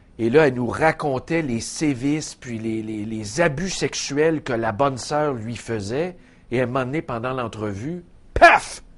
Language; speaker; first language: French; native; French